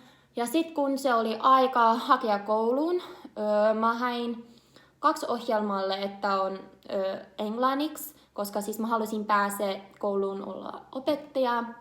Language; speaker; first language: Finnish; non-native, learner; English